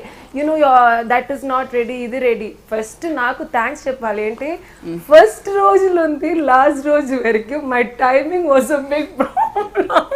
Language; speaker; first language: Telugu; non-native, learner; Malayalam